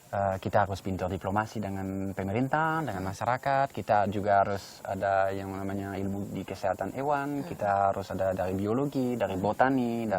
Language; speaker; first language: Indonesian; non-native, fluent; French